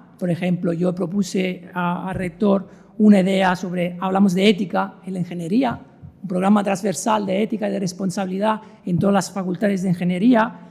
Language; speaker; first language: Spanish; non-native, fluent; Italian